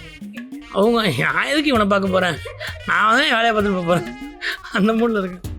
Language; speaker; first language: Tamil; native; Tamil